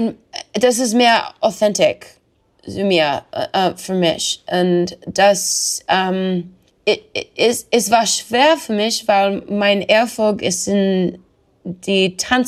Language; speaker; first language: German; non-native, learner; English